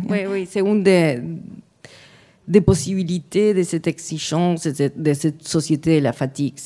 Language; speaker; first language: French; non-native, fluent; Spanish